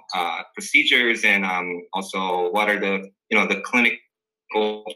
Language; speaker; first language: English; early bilingual, other home language; Korean